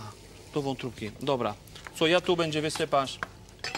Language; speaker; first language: Polish; non-native, fluent; French